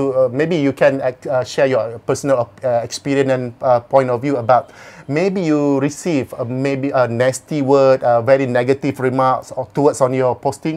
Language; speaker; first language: English; non-native, local second language; Malay